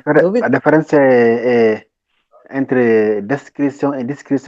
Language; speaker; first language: Portuguese; non-native, learner; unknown